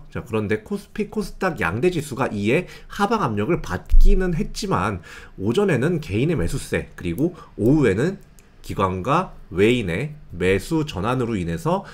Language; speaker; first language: Korean; native; Korean